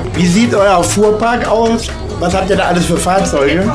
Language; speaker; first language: German; native; German